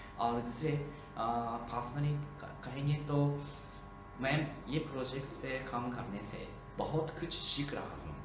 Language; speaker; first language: Hindi; non-native, fluent; Japanese